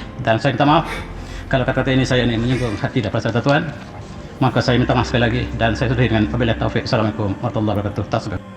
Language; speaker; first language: Malay; native; Malay